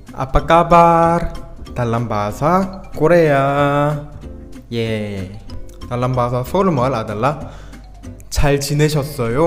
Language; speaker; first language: Indonesian; non-native, fluent; Korean